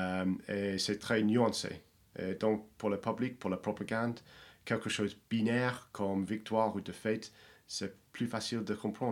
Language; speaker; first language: French; non-native, fluent; English